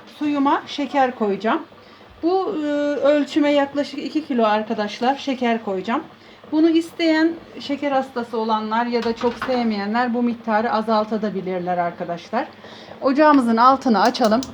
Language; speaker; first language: Turkish; native; Turkish